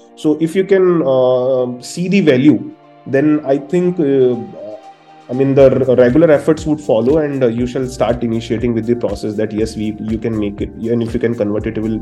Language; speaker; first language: English; non-native, local second language; Hindi